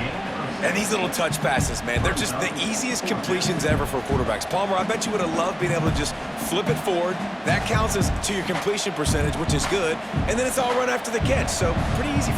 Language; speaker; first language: English; native; English